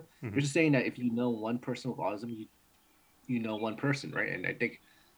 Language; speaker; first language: English; early bilingual, other home language; Cantonese